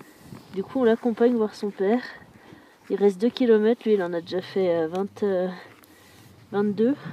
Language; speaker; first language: French; native; French